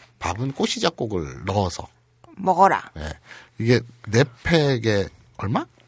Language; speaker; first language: Korean; native; Korean